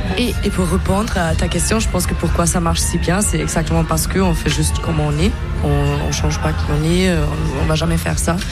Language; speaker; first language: French; non-native, fluent; German